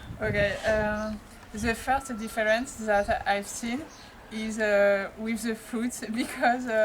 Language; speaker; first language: English; non-native, learner; French